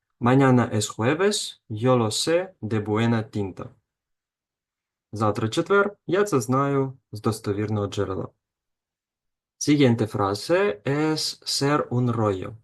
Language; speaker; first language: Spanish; non-native, fluent; Ukrainian